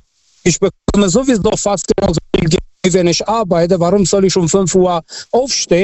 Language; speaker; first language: German; non-native, fluent; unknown